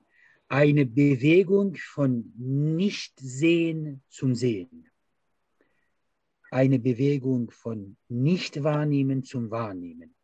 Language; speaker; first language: German; non-native, fluent; Persian